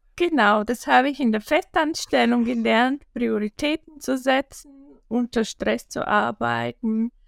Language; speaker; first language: German; non-native, fluent; Bulgarian